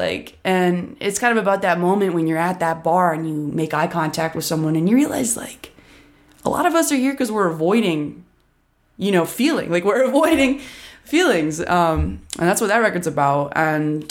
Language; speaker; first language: English; native; English